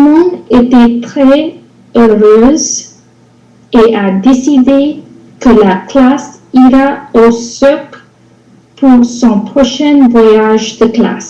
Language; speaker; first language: French; non-native, learner; English